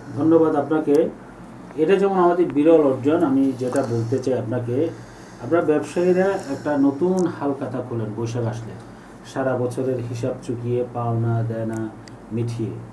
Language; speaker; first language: Bangla; native; Bangla